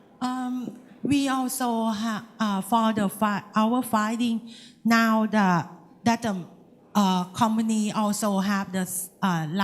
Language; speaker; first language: English; non-native, learner; Thai